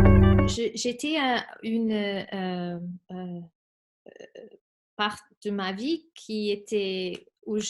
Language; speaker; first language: French; non-native, fluent; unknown